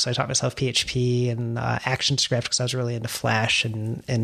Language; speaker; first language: English; native; English